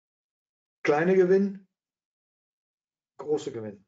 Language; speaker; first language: German; non-native, fluent; Dutch